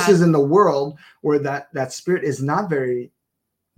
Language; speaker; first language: English; native; English